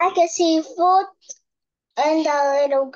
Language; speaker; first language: English; non-native, learner; Vietnamese